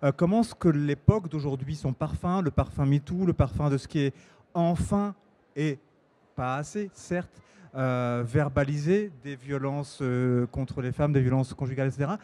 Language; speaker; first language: French; native; French